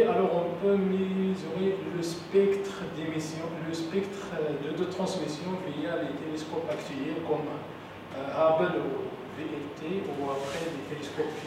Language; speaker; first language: French; non-native, local second language; Arabic